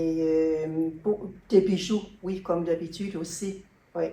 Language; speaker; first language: French; non-native, learner; English